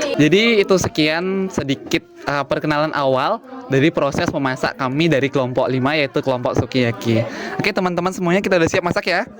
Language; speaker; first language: Indonesian; native; Indonesian